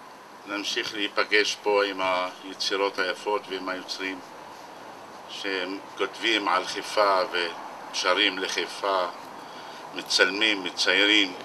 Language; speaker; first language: Hebrew; non-native, local second language; Arabic